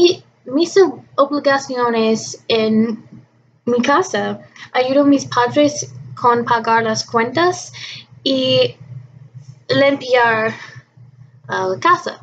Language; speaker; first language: Spanish; non-native, learner; English